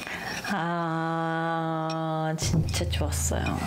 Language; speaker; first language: Korean; non-native, learner; Japanese